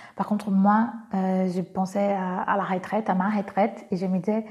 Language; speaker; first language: French; non-native, fluent; Portuguese